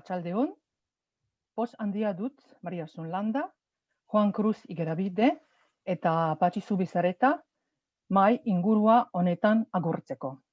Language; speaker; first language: Basque; non-native, fluent; Slovenian